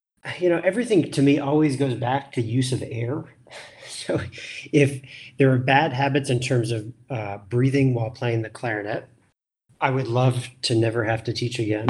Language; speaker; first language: English; native; English